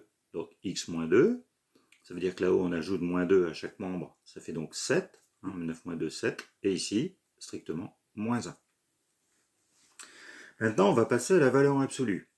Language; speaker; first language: French; native; French